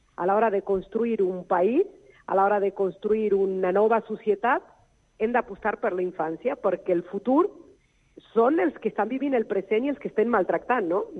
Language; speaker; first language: Catalan; non-native, fluent; Spanish